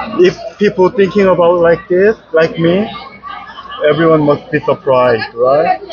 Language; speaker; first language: English; non-native, learner; Korean